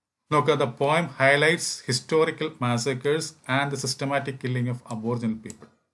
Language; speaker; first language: English; non-native, local second language; Malayalam